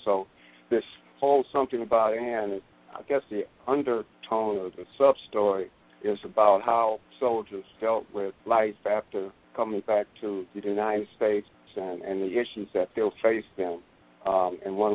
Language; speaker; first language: English; native; English